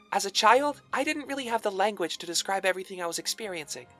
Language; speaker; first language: English; native; English